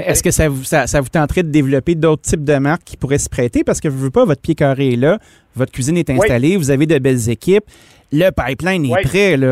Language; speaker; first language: French; native; French